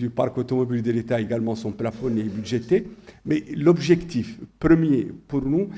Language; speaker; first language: French; non-native, local second language; Arabic